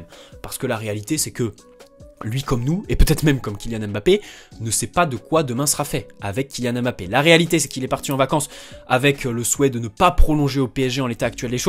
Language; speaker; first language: French; native; French